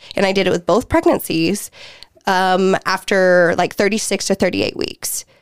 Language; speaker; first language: English; native; English